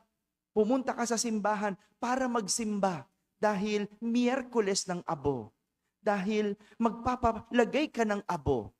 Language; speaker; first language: Filipino; native; Filipino